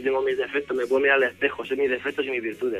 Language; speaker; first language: Spanish; native; Spanish